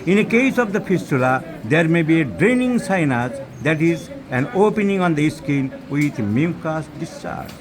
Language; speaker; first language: English; non-native, local second language; Bangla